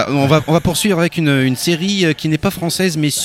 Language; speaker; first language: French; native; French